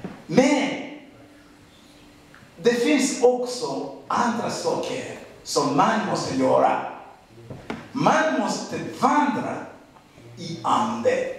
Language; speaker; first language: Swedish; non-native, learner; Rundi